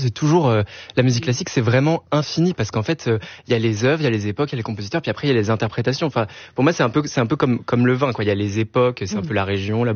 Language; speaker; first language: French; native; French